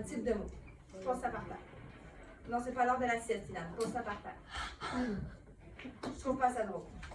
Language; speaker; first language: French; native; French